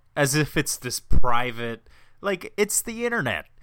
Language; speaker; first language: English; native; English